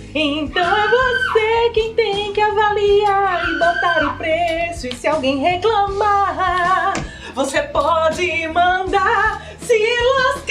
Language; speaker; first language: Portuguese; native; Portuguese